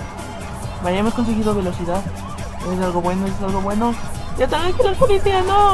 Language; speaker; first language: Spanish; native; Spanish